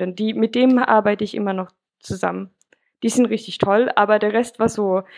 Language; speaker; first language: German; non-native, fluent; Swedish